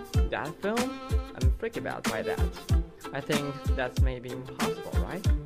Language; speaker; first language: English; non-native, learner; Chinese